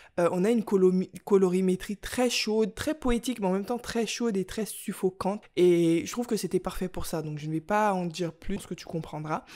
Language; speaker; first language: French; native; French